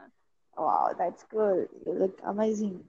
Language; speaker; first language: English; non-native, learner; Gujarati